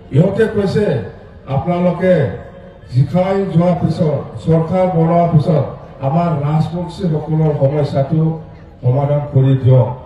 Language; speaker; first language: Assamese; non-native, local second language; Rangpuri